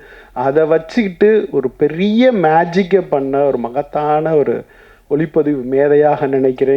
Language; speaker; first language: Tamil; native; Tamil